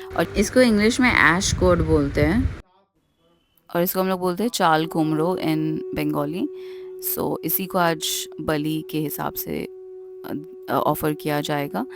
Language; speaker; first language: Hindi; non-native, local second language; Bangla